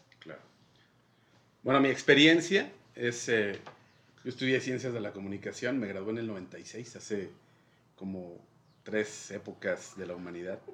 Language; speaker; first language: Spanish; native; Spanish